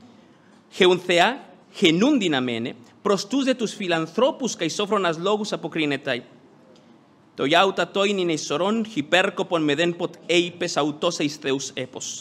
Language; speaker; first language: Greek; non-native, fluent; Spanish